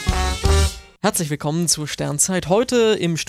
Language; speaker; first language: German; native; German